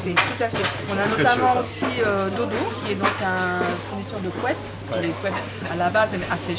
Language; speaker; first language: French; native; French